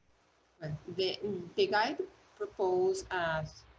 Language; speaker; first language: English; non-native, learner; Spanish